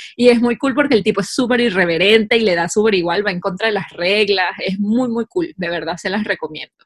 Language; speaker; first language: Spanish; native; Spanish